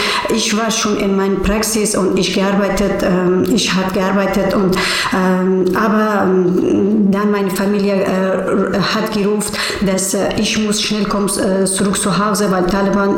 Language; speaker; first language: German; non-native, learner; Persian